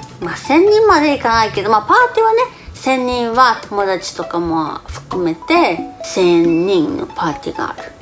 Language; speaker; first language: Japanese; non-native, fluent; Spanish